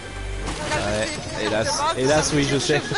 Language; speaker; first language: French; native; French